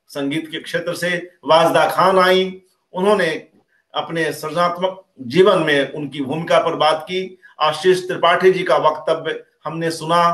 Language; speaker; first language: Hindi; native; Hindi